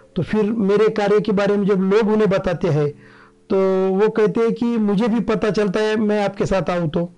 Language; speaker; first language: Hindi; non-native, local second language; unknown